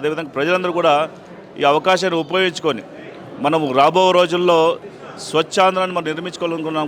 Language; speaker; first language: Telugu; native; Telugu